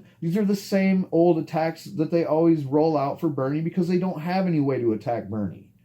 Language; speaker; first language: English; native; English